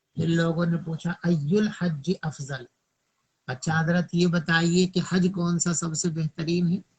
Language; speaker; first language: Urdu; native; Urdu